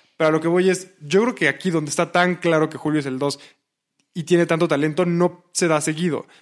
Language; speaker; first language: Spanish; native; Spanish